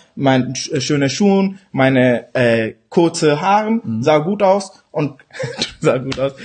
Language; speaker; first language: German; early bilingual, other home language; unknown